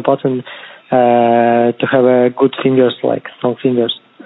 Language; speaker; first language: English; non-native, learner; Kazakh